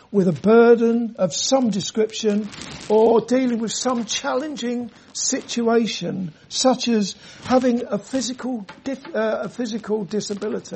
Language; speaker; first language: English; native; English